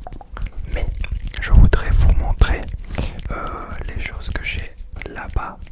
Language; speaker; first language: French; non-native, fluent; English